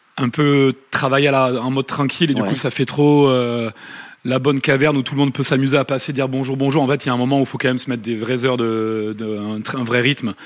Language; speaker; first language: French; native; French